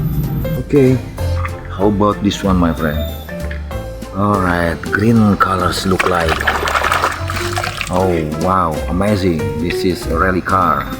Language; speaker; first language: English; non-native, learner; Indonesian